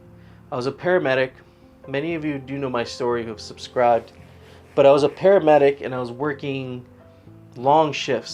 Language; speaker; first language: English; native; English